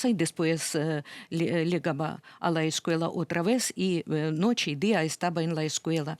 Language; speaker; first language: Spanish; non-native, fluent; Ukrainian